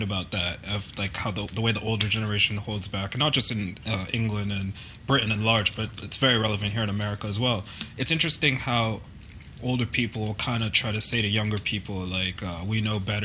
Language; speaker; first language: English; native; English